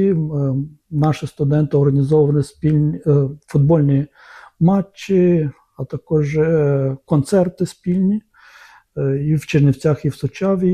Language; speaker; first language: Ukrainian; non-native, local second language; Romanian